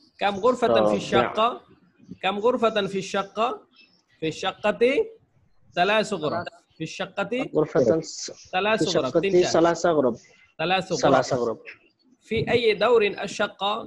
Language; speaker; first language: Arabic; non-native, fluent; Bangla